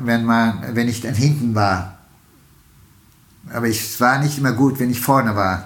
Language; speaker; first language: German; non-native, fluent; Turkish